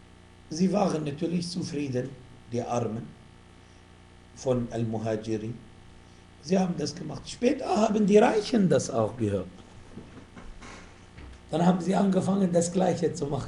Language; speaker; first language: German; non-native, fluent; Arabic